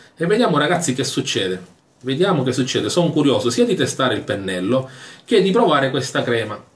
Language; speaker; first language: Italian; native; Italian